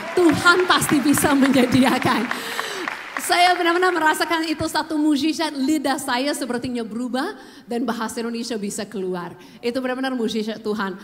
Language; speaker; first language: Indonesian; non-native, fluent; English